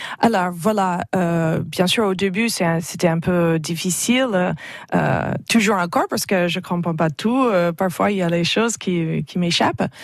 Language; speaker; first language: French; non-native, fluent; English